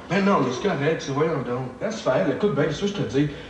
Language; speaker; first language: French; native; French